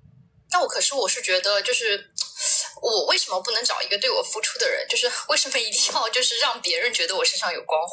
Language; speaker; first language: Chinese; native; Chinese